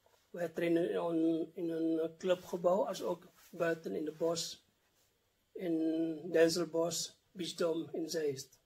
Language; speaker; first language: Dutch; non-native, fluent; Indonesian